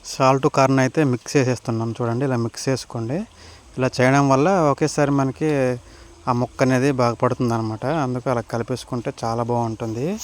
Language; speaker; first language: Telugu; non-native, local second language; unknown